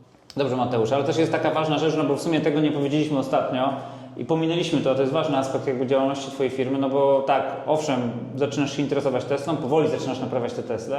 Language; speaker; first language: Polish; native; Polish